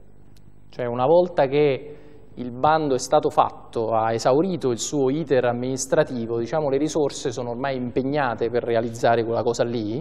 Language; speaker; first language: Italian; native; Italian